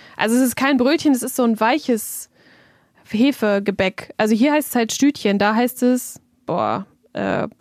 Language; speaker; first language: German; native; German